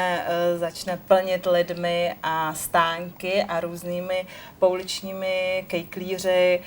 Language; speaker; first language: Czech; native; Czech